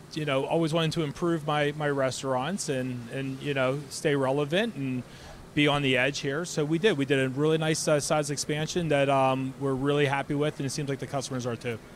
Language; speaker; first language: English; native; English